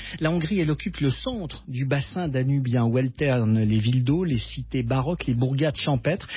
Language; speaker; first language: French; native; French